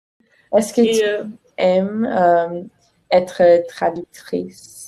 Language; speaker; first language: French; non-native, learner; Spanish